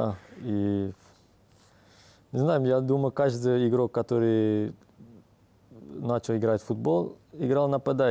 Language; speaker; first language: Russian; non-native, learner; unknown